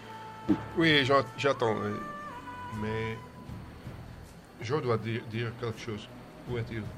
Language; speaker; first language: French; non-native, fluent; Dutch